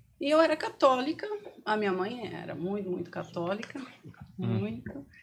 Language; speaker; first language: Portuguese; native; Portuguese